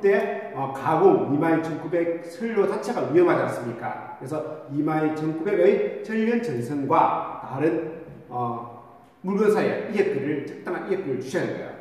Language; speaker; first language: Korean; native; Korean